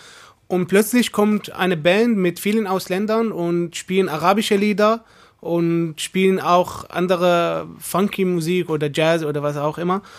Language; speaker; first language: German; non-native, fluent; Arabic